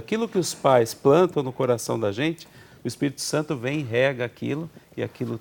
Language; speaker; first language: Portuguese; native; Portuguese